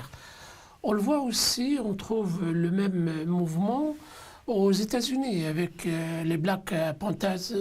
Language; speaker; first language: French; non-native, local second language; Arabic